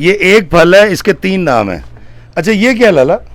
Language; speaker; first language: Hindi; non-native, local second language; Punjabi